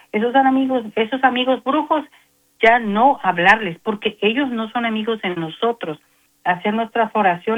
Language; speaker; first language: Spanish; native; Spanish